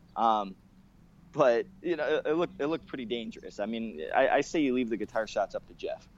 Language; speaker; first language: English; native; English